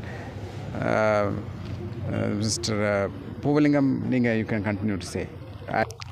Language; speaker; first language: English; non-native, local second language; Tamil